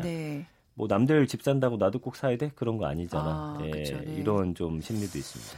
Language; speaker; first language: Korean; native; Korean